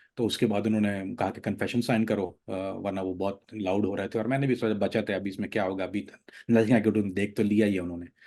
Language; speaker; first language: Urdu; native; Urdu